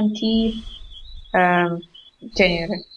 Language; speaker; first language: English; non-native, learner; Russian